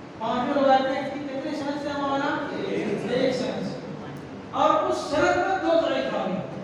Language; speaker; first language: Urdu; native; Urdu